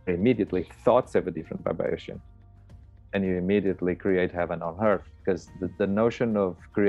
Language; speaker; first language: English; non-native, fluent; Portuguese